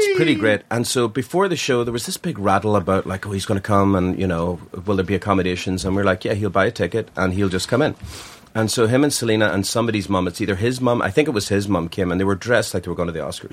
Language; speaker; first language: English; native; English